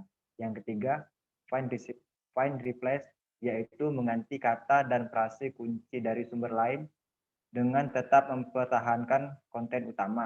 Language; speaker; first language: Indonesian; native; Indonesian